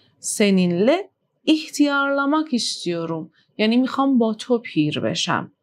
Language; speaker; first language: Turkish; non-native, fluent; Persian